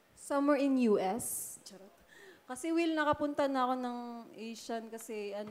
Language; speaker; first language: Filipino; native; Filipino